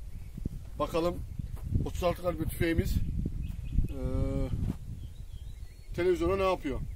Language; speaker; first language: Turkish; native; Turkish